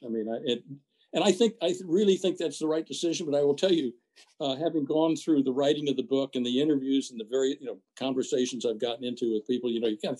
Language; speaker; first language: English; native; English